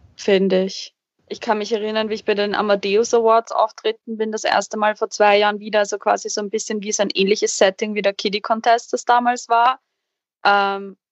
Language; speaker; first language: German; native; German